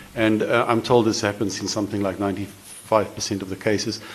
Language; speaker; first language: English; non-native, local second language; Afrikaans